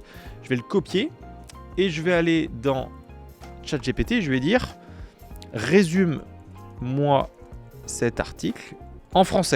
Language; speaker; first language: French; native; French